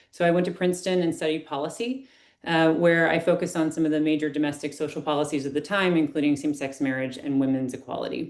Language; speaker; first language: English; native; English